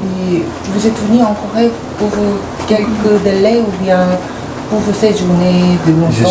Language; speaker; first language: French; non-native, fluent; Korean